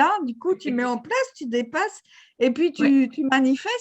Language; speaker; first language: French; native; French